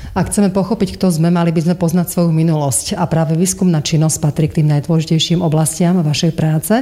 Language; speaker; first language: Slovak; native; Slovak